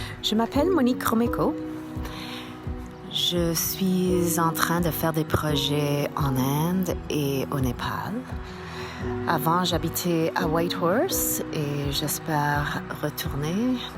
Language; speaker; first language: French; non-native, fluent; English